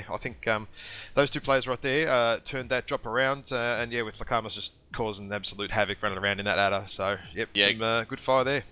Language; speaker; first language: English; native; English